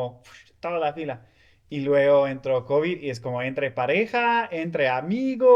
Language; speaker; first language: Spanish; non-native, fluent; English